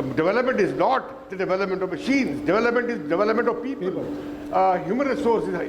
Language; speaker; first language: English; non-native, local second language; Urdu